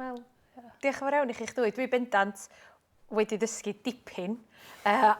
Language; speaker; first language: Welsh; native; Welsh